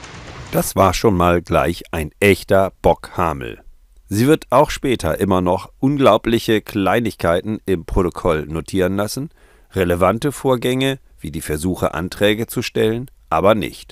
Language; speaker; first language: German; native; German